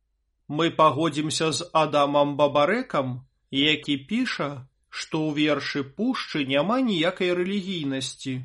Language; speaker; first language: Belarusian; native; Belarusian